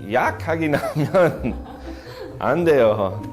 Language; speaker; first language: Korean; non-native, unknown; English